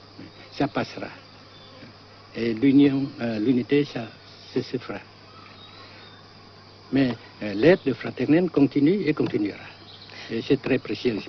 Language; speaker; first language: French; non-native, local second language; Vietnamese